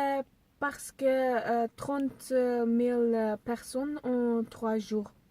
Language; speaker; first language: French; non-native, learner; Dutch